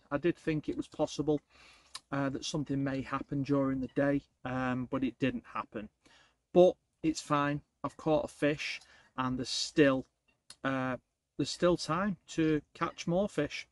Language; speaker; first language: English; native; English